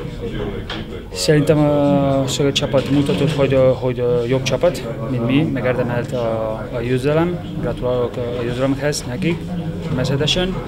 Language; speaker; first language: Hungarian; non-native, learner; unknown